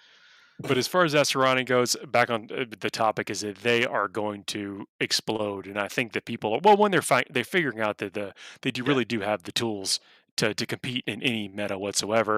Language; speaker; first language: English; native; English